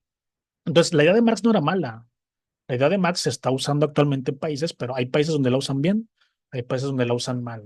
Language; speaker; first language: Spanish; native; Spanish